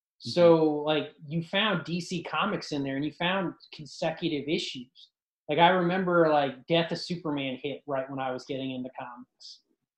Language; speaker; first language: English; native; English